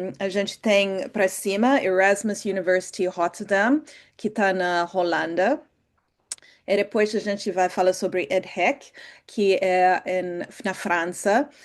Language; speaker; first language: Portuguese; non-native, fluent; English